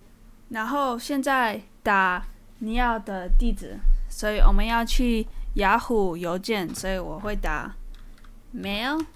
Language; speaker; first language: Chinese; early bilingual, heritage; Chinese